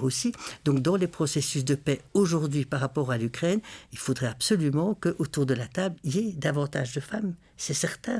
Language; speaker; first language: French; native; French